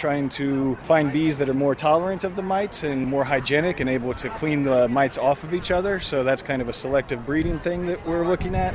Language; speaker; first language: English; native; English